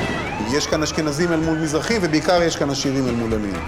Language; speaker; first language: Hebrew; native; Hebrew